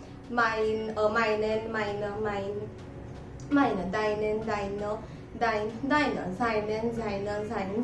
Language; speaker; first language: German; non-native, fluent; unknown